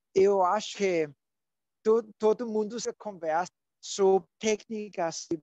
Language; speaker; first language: Portuguese; non-native, learner; Danish